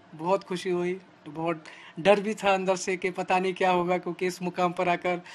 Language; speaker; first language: Hindi; native; Hindi